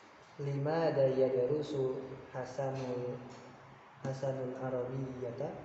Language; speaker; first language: Arabic; non-native, learner; Indonesian